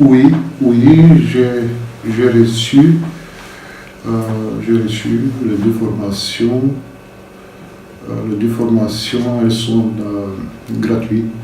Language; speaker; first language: French; non-native, fluent; Bulgarian